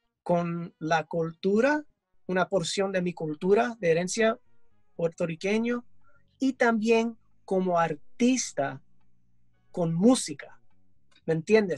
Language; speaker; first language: Spanish; early bilingual, heritage; English